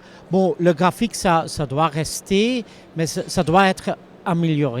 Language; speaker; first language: French; non-native, local second language; Dutch